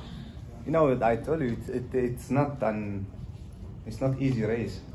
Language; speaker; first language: English; non-native, learner; Tigrinya